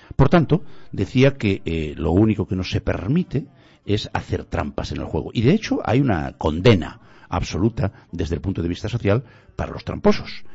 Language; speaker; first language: Spanish; non-native, local second language; Galician